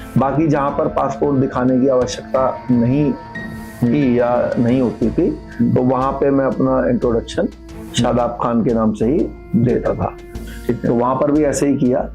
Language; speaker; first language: Hindi; native; Hindi